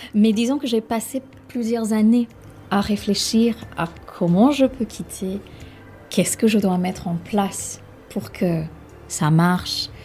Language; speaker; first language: French; non-native, fluent; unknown